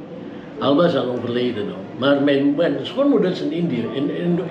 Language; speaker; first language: Dutch; early bilingual, heritage; Dutch